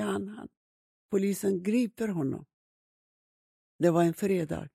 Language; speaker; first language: Swedish; non-native, fluent; Persian